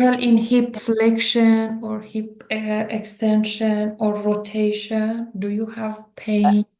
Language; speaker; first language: English; non-native, learner; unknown